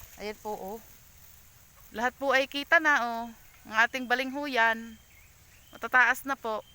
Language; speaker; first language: Filipino; native; Filipino